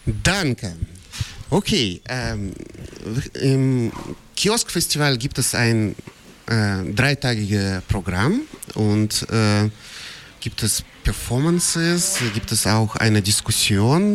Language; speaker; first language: German; non-native, learner; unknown